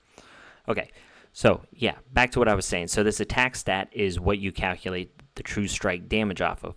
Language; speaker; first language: English; native; English